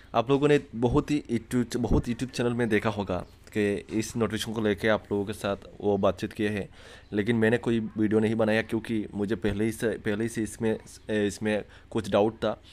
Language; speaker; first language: Hindi; non-native, local second language; Bangla